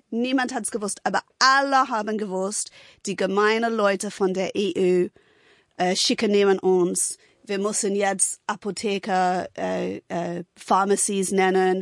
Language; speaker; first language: German; non-native, fluent; English